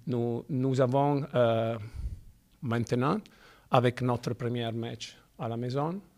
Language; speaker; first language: French; non-native, fluent; Italian